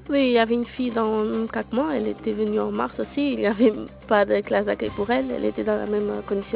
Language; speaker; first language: French; non-native, local second language; Portuguese